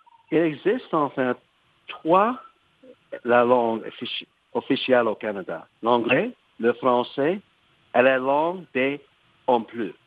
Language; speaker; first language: French; non-native, learner; English